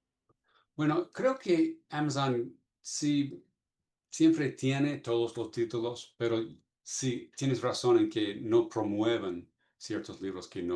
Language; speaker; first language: Spanish; non-native, fluent; English